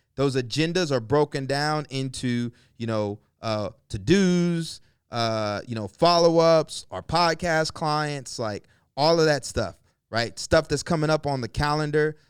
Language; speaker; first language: English; native; English